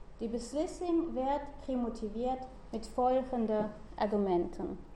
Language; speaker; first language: Dutch; non-native, learner; German